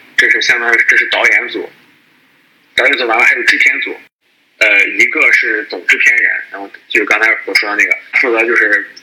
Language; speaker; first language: Chinese; native; Chinese